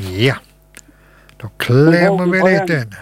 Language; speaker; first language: Swedish; native; Swedish